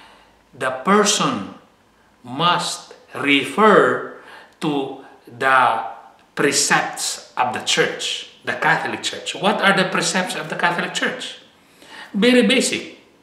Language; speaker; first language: English; non-native, fluent; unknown